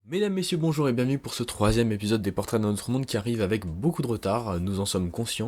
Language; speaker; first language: French; native; French